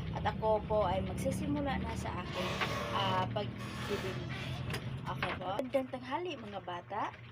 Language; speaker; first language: Filipino; non-native, local second language; Cebuano